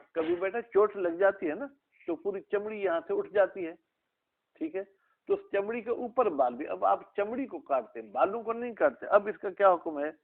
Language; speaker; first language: Urdu; non-native, local second language; Sindhi